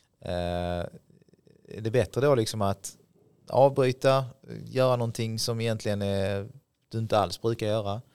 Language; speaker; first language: Swedish; native; Swedish